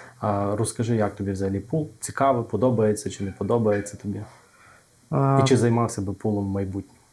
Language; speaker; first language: Ukrainian; native; Ukrainian